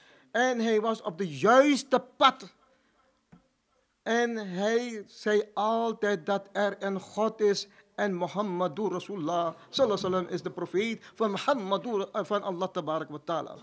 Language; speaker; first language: Dutch; non-native, fluent; Urdu